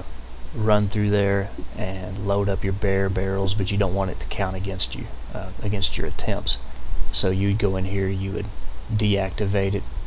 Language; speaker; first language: English; native; English